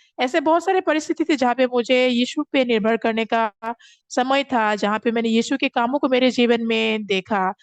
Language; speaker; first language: Hindi; non-native, fluent; Korean